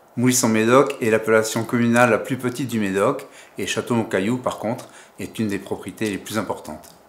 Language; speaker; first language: French; native; French